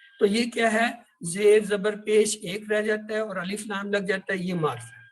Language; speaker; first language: Urdu; native; Urdu